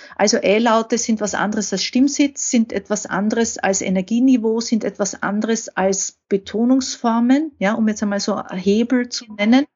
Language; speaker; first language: German; native; German